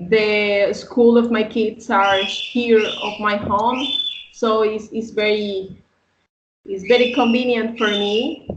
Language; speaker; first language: English; non-native, learner; Spanish